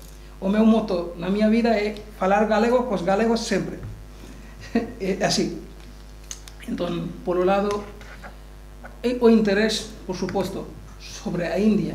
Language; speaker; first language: Galician; non-native, learner; Bangla